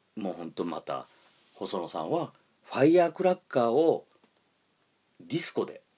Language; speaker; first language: Japanese; native; Japanese